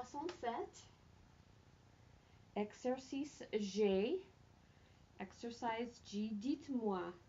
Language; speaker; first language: French; non-native, fluent; English